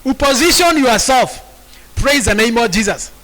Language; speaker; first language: English; non-native, local second language; Swahili